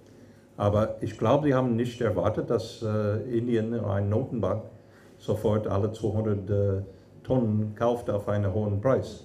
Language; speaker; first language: German; non-native, fluent; English